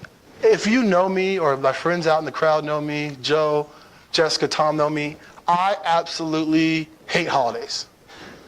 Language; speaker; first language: English; native; English